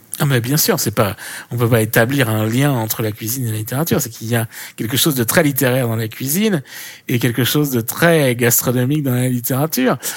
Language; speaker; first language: French; native; French